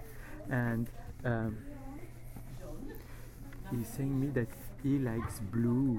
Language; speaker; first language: English; non-native, fluent; French